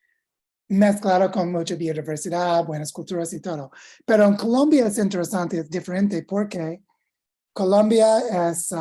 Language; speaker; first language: Spanish; non-native, fluent; English